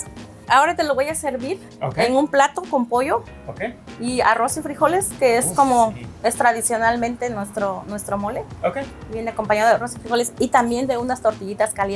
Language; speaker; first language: Spanish; native; Spanish